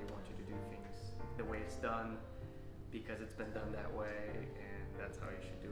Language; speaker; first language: English; non-native, fluent; Portuguese